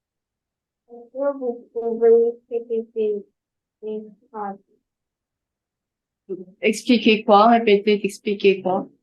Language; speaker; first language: French; non-native, fluent; Chinese